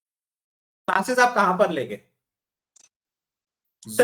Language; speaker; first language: Hindi; native; Hindi